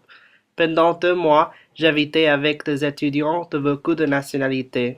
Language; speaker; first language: French; non-native, learner; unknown